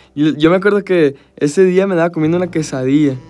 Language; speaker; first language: Spanish; early bilingual, heritage; Spanish